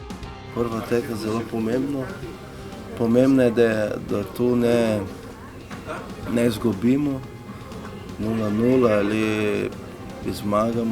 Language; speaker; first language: Slovenian; non-native, learner; Portuguese